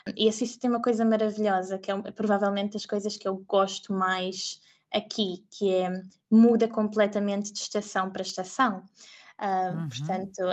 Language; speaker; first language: Portuguese; native; Portuguese